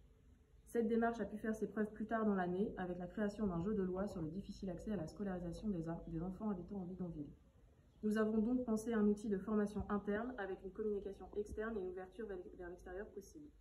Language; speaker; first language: French; native; French